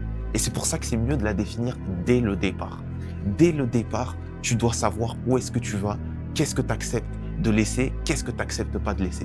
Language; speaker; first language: French; native; French